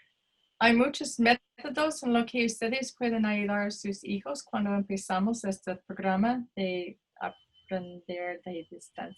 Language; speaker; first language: Spanish; non-native, fluent; English